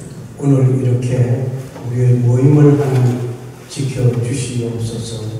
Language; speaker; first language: Korean; native; Korean